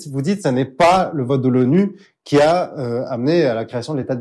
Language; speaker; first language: French; native; French